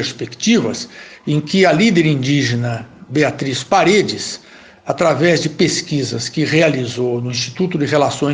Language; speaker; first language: Portuguese; native; Portuguese